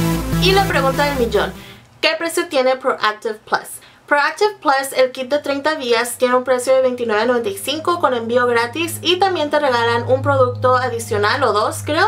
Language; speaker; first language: Spanish; native; Spanish